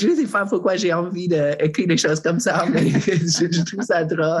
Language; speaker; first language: French; non-native, learner; English